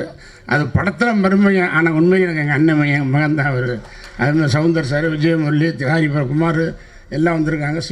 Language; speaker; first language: Tamil; native; Tamil